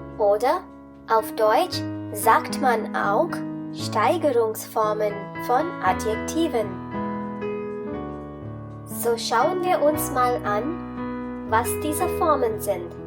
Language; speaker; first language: German; non-native, fluent; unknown